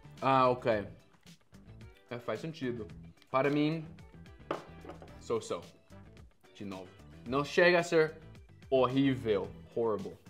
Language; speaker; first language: Portuguese; non-native, fluent; English